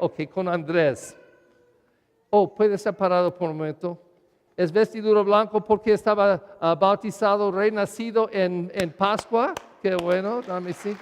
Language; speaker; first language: Spanish; non-native, learner; English